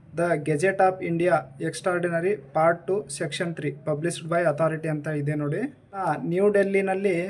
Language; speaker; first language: Kannada; non-native, local second language; Lambadi